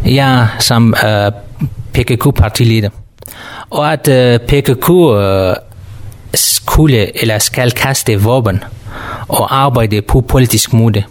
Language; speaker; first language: Danish; non-native, learner; Kurdish